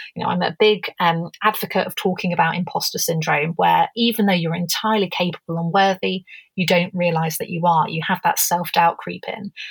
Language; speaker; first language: English; native; English